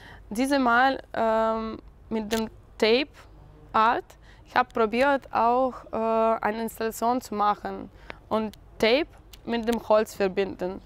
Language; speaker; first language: German; non-native, learner; Russian